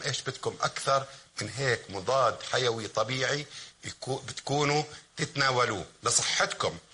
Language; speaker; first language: Arabic; native; Arabic